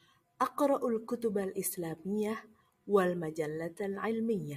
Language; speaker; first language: Arabic; non-native, fluent; Indonesian